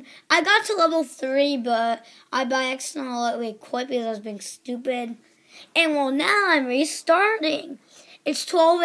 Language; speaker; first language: English; native; English